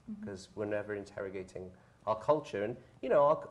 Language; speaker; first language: English; native; English